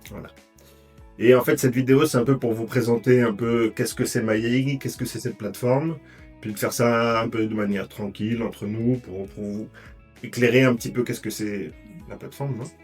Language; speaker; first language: French; native; French